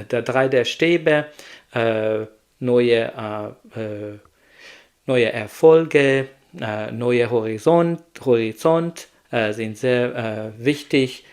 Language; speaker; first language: German; non-native, learner; Hungarian